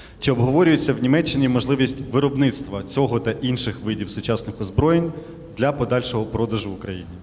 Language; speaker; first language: Ukrainian; native; Ukrainian